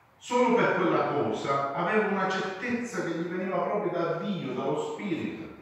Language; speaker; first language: Italian; native; Italian